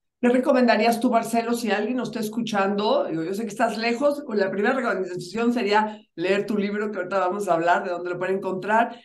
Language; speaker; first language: Spanish; native; Spanish